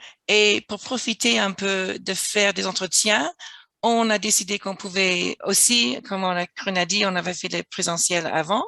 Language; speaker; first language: French; non-native, fluent; English